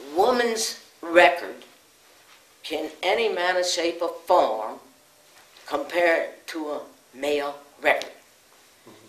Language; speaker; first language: English; native; English